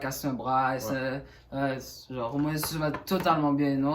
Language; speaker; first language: French; early bilingual, other home language; Haitian Creole